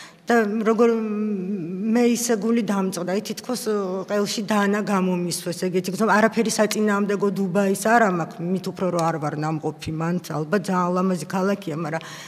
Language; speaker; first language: Georgian; early bilingual, other home language; Russian